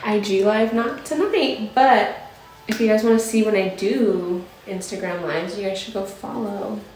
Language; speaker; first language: English; native; English